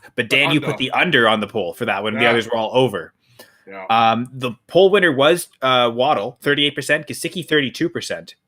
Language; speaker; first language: English; native; English